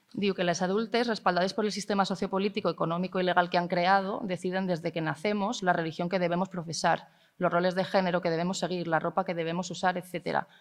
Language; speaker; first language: Spanish; non-native, local second language; Catalan